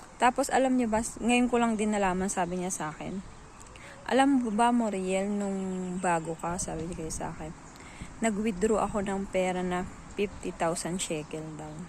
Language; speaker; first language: Filipino; native; Filipino